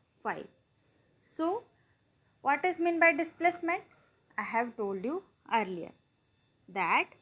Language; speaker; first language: English; non-native, local second language; Marathi